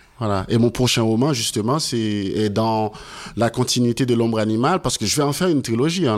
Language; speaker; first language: French; non-native, local second language; Haitian Creole